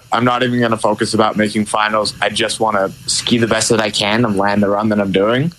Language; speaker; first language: English; native; English